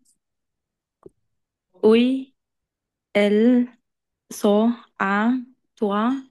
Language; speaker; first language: French; non-native, learner; Bangla